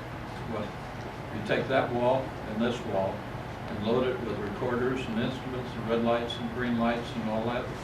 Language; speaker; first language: English; native; English